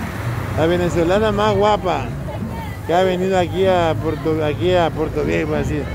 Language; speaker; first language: Spanish; native; Spanish